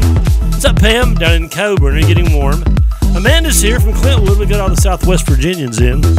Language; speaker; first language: English; native; English